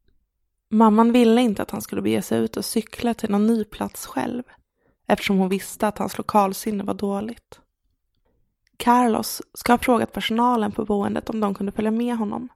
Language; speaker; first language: Swedish; native; Swedish